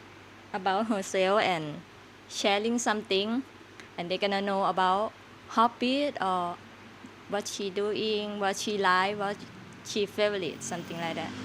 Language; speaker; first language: English; non-native, learner; Thai